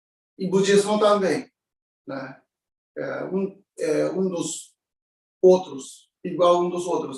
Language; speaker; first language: Portuguese; non-native, learner; Japanese